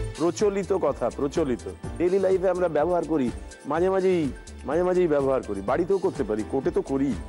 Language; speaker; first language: Bangla; native; Bangla